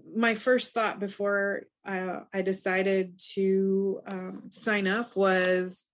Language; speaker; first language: English; native; English